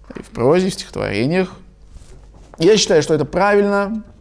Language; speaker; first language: Russian; native; Russian